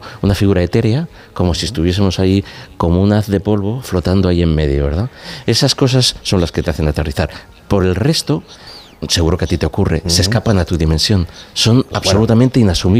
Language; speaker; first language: Spanish; native; Spanish